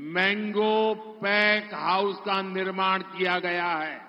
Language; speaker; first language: Hindi; non-native, local second language; Gujarati